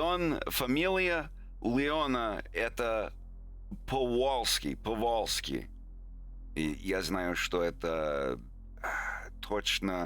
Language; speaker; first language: Russian; non-native, learner; English